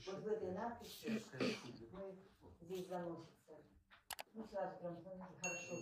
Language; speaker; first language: Russian; native; Russian